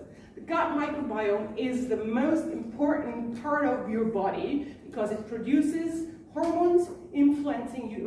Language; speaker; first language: English; non-native, fluent; German